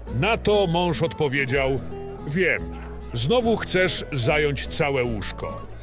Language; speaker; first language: Polish; native; Polish